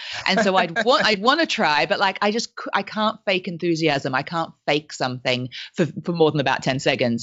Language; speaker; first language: English; non-native, local second language; French